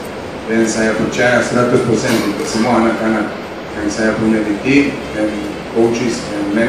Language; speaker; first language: Indonesian; non-native, fluent; Serbian